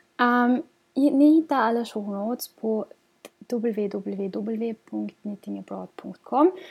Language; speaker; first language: Swedish; non-native, fluent; German